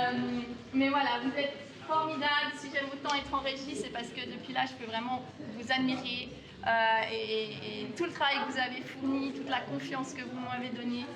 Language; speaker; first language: French; native; French